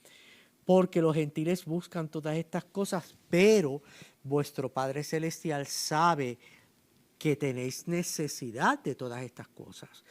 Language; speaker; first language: Spanish; native; Spanish